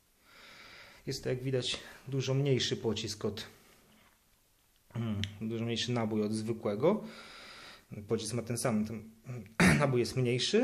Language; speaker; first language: Polish; native; Polish